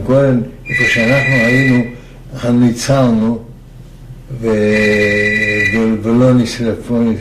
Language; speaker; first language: Hebrew; non-native, fluent; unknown